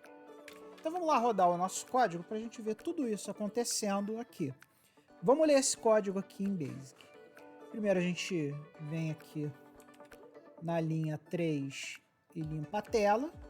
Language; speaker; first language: Portuguese; native; Portuguese